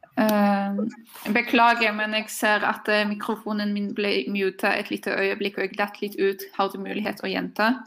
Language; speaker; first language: Norwegian; non-native, fluent; Polish